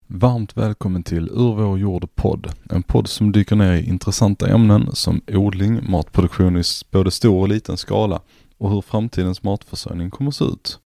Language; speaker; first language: Swedish; native; Swedish